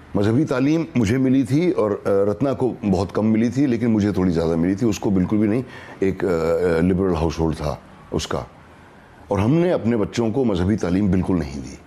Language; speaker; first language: Urdu; native; Urdu